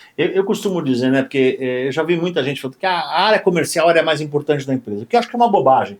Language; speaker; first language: Portuguese; native; Portuguese